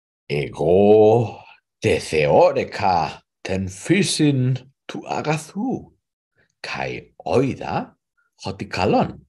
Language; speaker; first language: Greek; non-native, learner; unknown